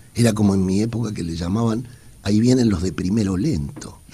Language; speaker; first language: Spanish; native; Spanish